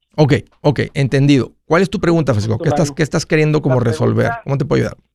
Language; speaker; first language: Spanish; native; Spanish